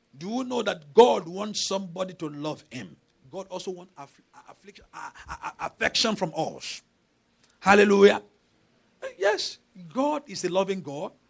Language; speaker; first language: English; non-native, local second language; Yoruba